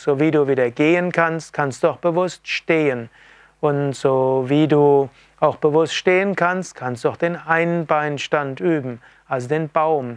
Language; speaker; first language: German; non-native, fluent; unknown